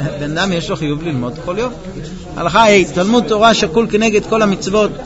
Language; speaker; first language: Hebrew; non-native, fluent; English